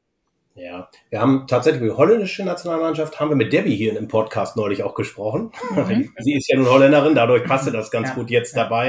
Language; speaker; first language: German; native; German